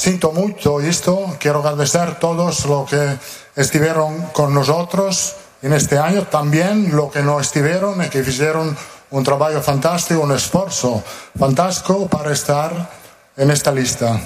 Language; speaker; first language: Portuguese; non-native, learner; Italian